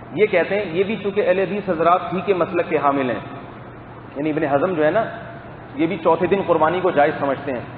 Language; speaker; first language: Urdu; native; Urdu